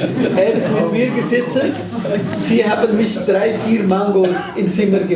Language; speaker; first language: German; non-native, fluent; Somali